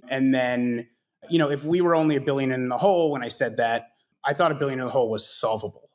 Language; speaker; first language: English; native; English